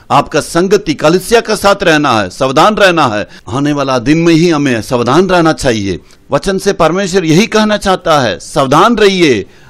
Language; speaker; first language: Hindi; non-native, local second language; Tamil